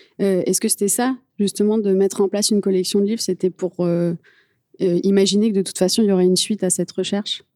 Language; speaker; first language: French; native; French